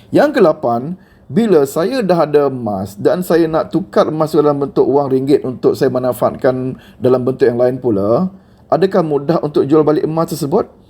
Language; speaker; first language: Malay; native; Malay